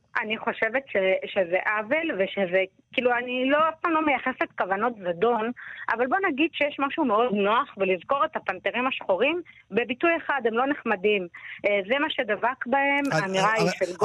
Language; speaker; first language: Hebrew; native; Hebrew